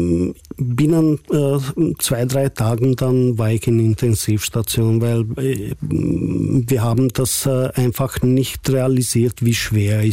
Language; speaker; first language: German; non-native, fluent; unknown